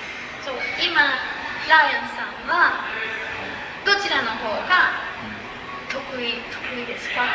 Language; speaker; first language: Japanese; native; Japanese